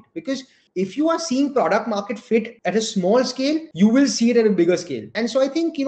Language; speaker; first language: English; non-native, local second language; Gujarati